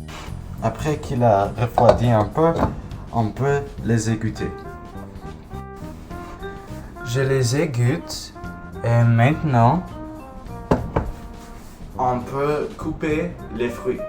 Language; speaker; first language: French; non-native, learner; English